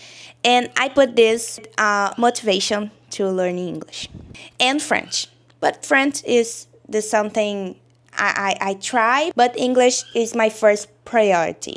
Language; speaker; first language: English; non-native, learner; Portuguese